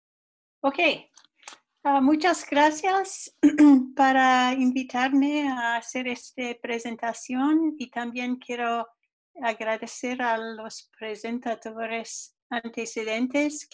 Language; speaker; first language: Spanish; non-native, fluent; English